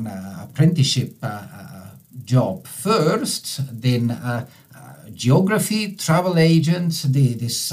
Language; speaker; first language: English; non-native, fluent; Italian